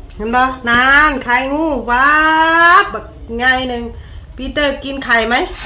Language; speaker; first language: Thai; native; Thai